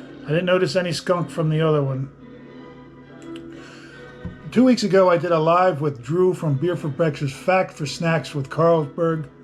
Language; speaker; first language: English; native; English